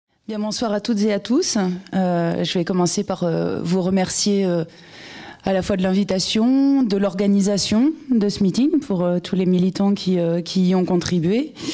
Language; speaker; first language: French; native; French